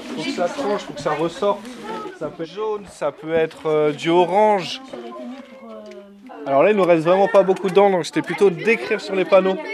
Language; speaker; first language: French; native; French